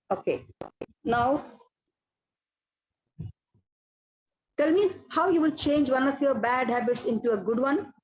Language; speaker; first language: English; non-native, local second language; Odia